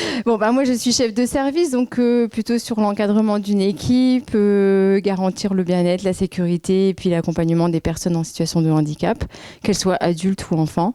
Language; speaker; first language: French; native; French